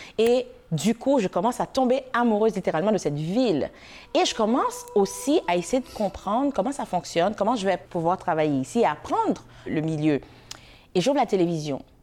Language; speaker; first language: French; non-native, local second language; Haitian Creole